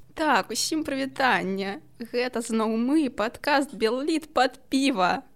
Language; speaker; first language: Belarusian; non-native, local second language; Russian